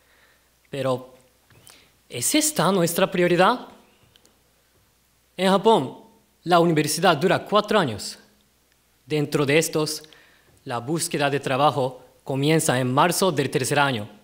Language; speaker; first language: Spanish; non-native, fluent; Japanese